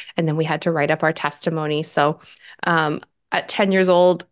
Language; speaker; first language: English; native; English